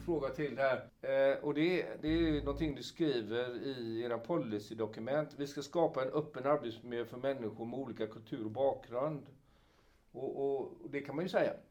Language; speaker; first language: Swedish; native; Swedish